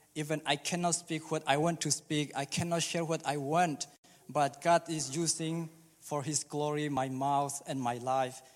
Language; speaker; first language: English; early bilingual, other home language; Burmese